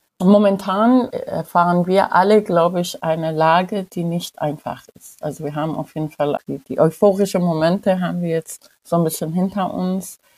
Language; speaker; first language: German; non-native, fluent; Persian